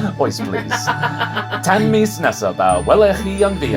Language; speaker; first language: Welsh; non-native, learner; English